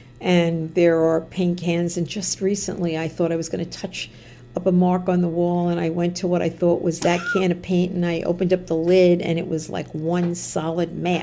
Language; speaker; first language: English; native; English